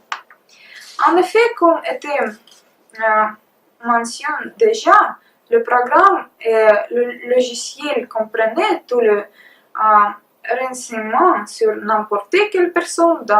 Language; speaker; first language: French; non-native, learner; Russian